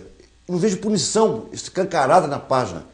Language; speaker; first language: Portuguese; native; Portuguese